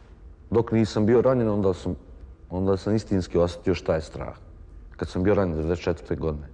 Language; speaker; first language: Croatian; native; Croatian